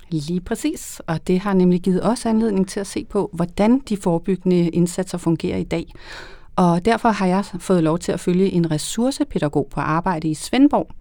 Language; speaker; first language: Danish; native; Danish